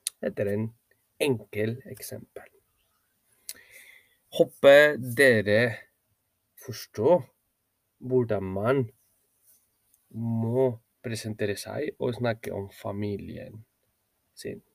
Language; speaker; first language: Norwegian; non-native, learner; Spanish